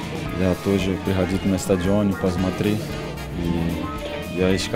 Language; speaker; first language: Russian; non-native, learner; Portuguese